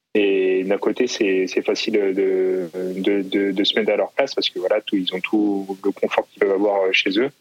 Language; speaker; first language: French; native; French